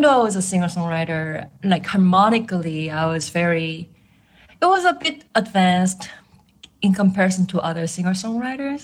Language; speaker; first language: English; non-native, fluent; Korean